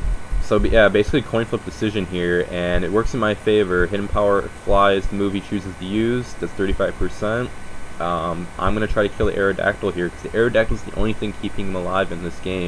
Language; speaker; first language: English; native; English